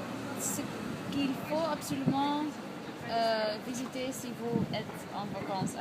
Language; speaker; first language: French; non-native, learner; Dutch